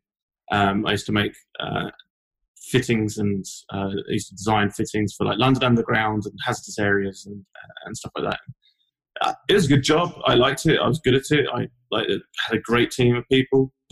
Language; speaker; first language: English; native; English